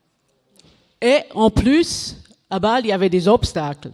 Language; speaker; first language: French; non-native, local second language; German